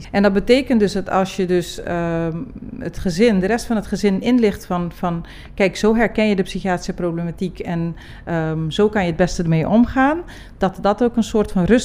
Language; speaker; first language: Dutch; non-native, local second language; Papiamento